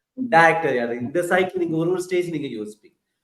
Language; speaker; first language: Tamil; early bilingual, heritage; Tamil